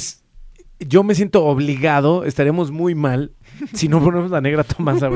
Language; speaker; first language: Spanish; native; Spanish